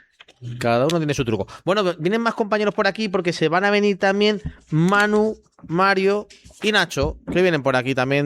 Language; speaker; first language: Spanish; native; Spanish